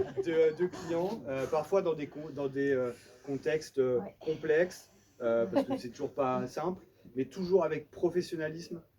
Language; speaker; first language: French; native; French